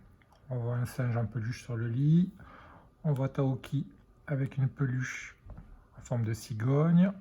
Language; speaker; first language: French; native; French